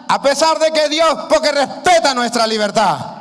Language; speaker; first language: Spanish; native; Spanish